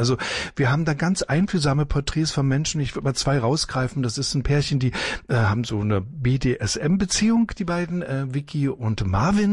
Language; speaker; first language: German; native; German